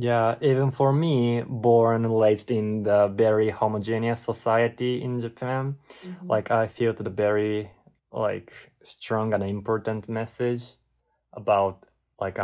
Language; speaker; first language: English; non-native, learner; Japanese